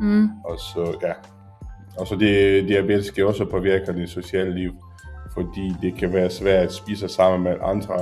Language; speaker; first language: Danish; non-native, learner; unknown